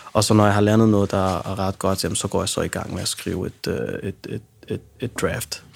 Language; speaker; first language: Danish; early bilingual, other home language; Arabic